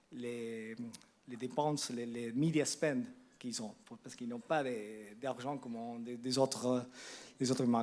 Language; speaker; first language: French; non-native, learner; Spanish